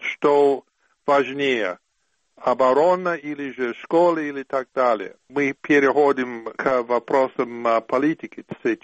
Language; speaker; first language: Russian; non-native, fluent; English